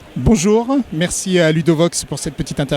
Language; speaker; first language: French; native; French